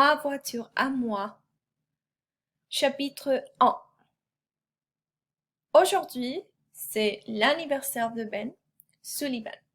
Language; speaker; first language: French; non-native, fluent; Spanish